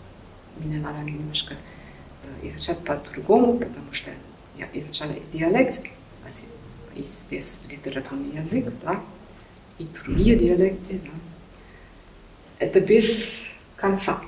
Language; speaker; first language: Russian; non-native, learner; German